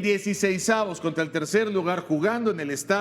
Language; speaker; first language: Spanish; native; Spanish